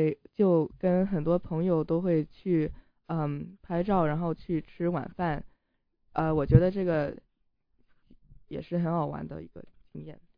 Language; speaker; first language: Chinese; early bilingual, heritage; Chinese